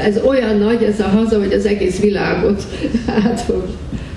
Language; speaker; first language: Hungarian; early bilingual, heritage; Hungarian